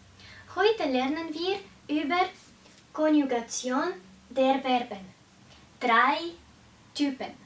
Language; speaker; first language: German; non-native, fluent; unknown